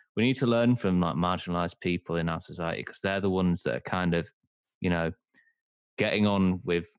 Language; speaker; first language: English; native; English